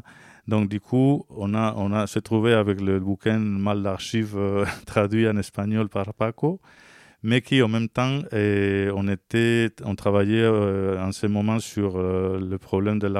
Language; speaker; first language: French; non-native, fluent; Spanish